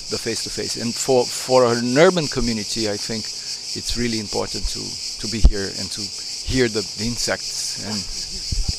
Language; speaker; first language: English; non-native, fluent; Portuguese